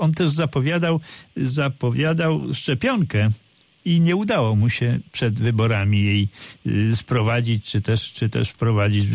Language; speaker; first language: Polish; native; Polish